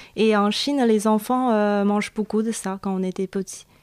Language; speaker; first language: French; non-native, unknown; Chinese